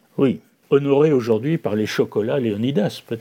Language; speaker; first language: French; native; French